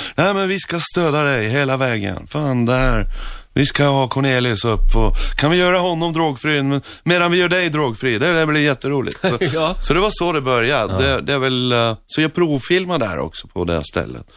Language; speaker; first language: Swedish; non-native, fluent; Norwegian